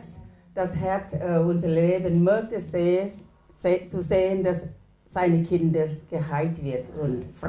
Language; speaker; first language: German; non-native, learner; Thai